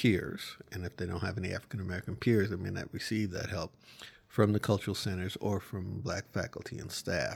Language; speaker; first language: English; native; English